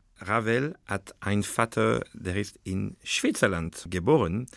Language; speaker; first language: German; non-native, fluent; French